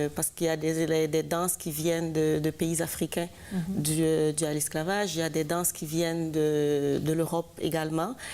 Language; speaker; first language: French; non-native, local second language; Haitian Creole